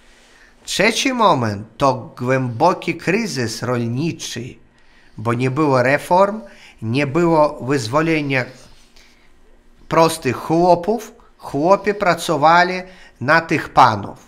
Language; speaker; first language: Polish; non-native, learner; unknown